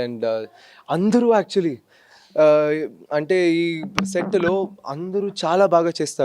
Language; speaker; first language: Telugu; non-native, fluent; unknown